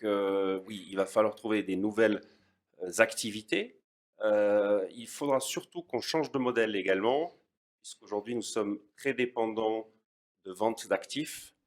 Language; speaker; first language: French; native; French